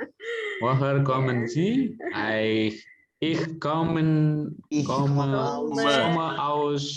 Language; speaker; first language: German; non-native, learner; Indonesian